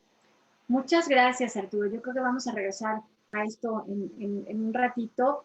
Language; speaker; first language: Spanish; native; Spanish